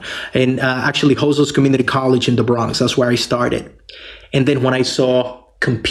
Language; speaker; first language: English; non-native, fluent; Spanish